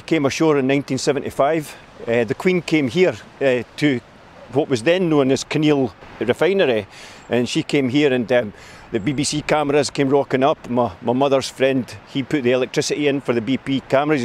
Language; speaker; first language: English; native; English